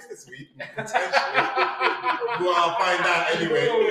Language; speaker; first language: English; native; English